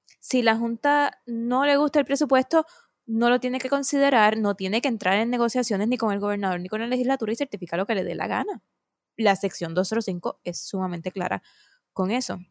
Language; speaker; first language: Spanish; native; Spanish